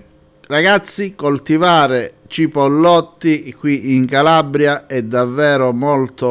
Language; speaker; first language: Italian; native; Italian